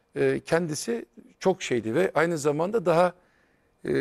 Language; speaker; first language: Turkish; native; Turkish